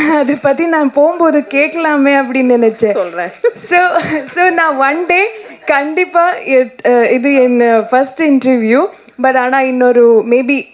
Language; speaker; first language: Tamil; non-native, learner; Kannada